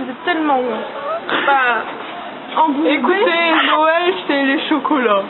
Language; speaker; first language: French; native; French